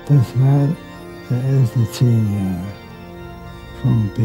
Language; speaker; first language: German; non-native, local second language; Hungarian